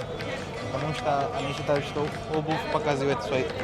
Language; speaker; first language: Russian; non-native, learner; Hindi